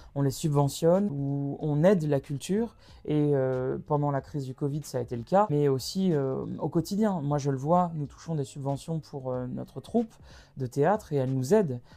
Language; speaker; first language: French; native; French